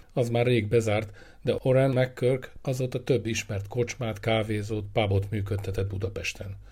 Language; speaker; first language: Hungarian; native; Hungarian